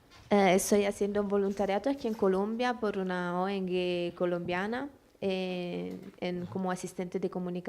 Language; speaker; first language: Spanish; non-native, learner; Italian